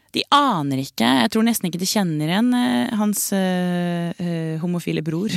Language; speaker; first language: Norwegian; native; Norwegian